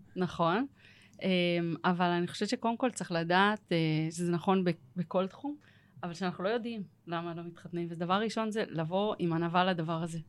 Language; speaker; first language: Hebrew; native; Hebrew